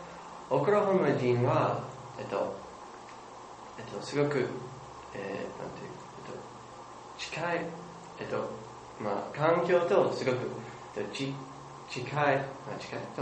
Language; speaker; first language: Japanese; non-native, learner; English